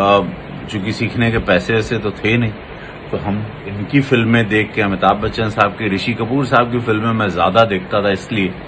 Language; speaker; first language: Hindi; native; Hindi